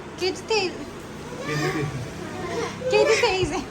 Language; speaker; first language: Turkish; non-native, fluent; Urdu